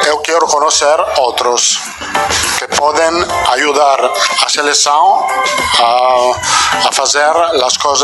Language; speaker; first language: Portuguese; non-native, learner; Italian